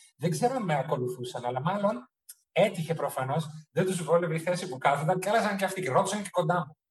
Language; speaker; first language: Greek; early bilingual, heritage; Greek